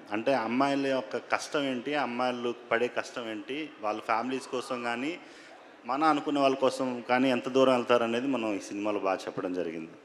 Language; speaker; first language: Telugu; native; Telugu